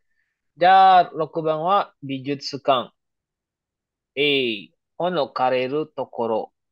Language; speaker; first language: Japanese; non-native, fluent; Filipino